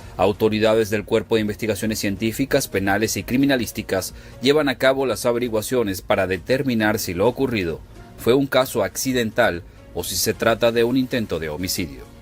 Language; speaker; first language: Spanish; native; Spanish